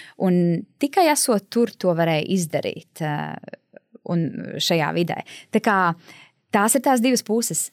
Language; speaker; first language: Latvian; native; Latvian